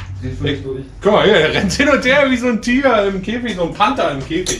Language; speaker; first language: German; native; German